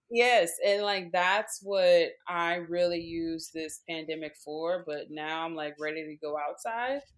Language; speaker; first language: English; native; English